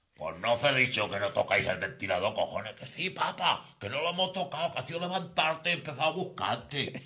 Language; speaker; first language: Spanish; non-native, local second language; Catalan